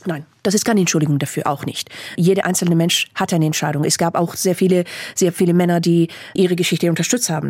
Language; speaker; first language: German; non-native, fluent; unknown